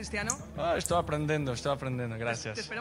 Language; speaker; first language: Spanish; non-native, fluent; Portuguese